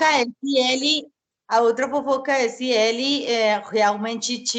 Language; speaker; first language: Portuguese; non-native, learner; Spanish